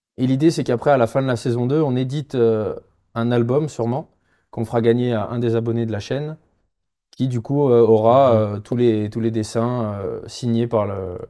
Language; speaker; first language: French; native; French